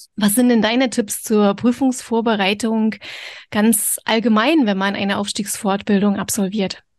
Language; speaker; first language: German; native; German